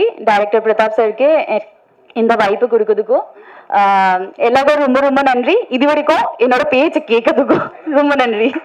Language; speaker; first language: Tamil; non-native, fluent; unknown